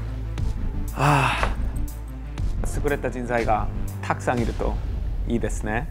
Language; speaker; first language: Japanese; non-native, learner; Korean